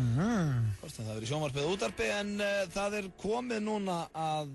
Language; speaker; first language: Icelandic; native; Icelandic